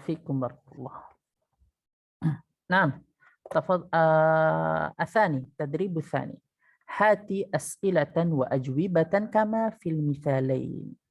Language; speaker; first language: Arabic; non-native, fluent; Indonesian